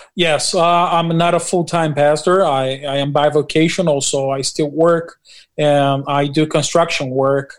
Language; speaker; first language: English; non-native, fluent; Portuguese